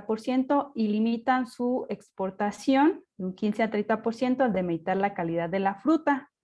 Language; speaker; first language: Spanish; native; Spanish